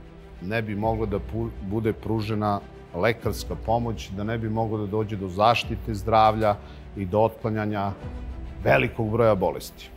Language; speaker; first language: Serbian; native; Serbian